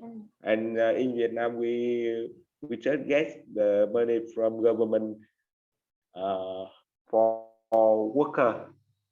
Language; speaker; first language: English; non-native, learner; Vietnamese